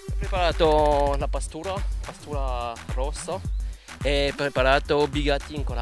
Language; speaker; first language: Italian; non-native, learner; French